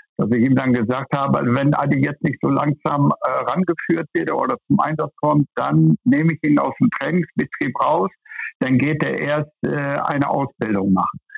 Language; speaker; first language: German; native; German